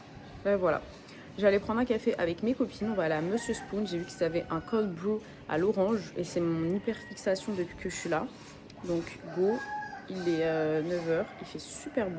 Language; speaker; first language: French; native; French